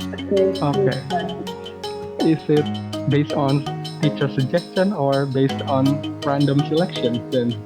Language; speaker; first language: English; non-native, fluent; Indonesian